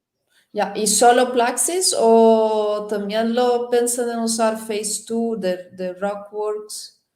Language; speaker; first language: Spanish; non-native, fluent; Portuguese